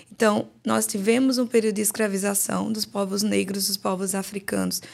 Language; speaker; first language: Portuguese; native; Portuguese